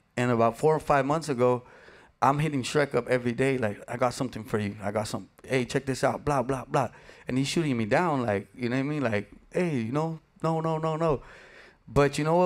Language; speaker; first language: English; early bilingual, other home language; Spanish